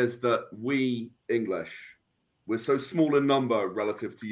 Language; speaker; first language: English; native; English